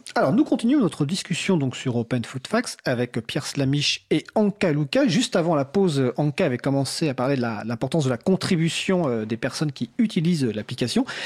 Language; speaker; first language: French; native; French